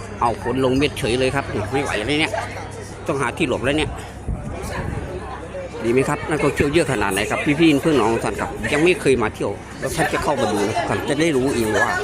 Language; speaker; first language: Thai; native; Thai